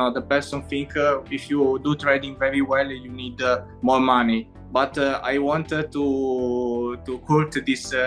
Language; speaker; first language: English; non-native, learner; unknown